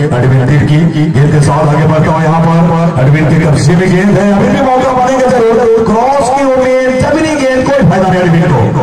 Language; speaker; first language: Hindi; native; Hindi